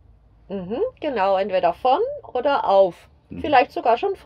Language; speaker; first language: German; native; German